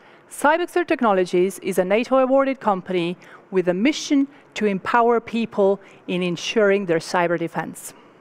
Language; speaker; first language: English; non-native, fluent; Estonian